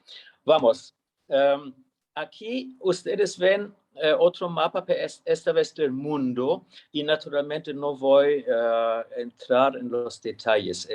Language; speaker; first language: Spanish; non-native, fluent; German